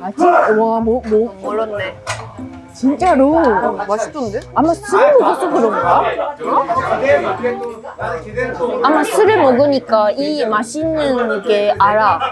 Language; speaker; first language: Korean; non-native, fluent; Japanese